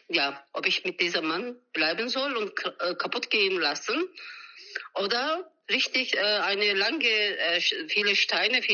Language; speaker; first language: German; non-native, fluent; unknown